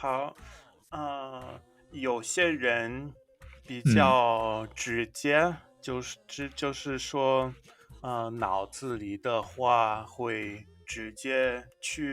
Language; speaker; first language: Chinese; non-native, fluent; English